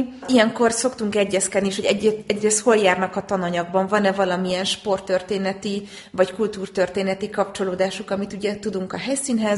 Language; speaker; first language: Hungarian; native; Hungarian